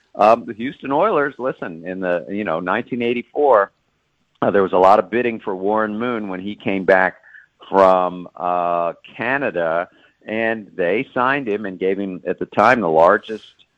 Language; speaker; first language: English; native; English